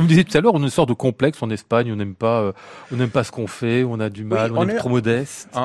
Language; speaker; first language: French; native; French